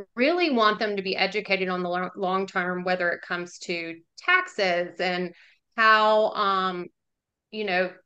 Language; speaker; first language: English; native; English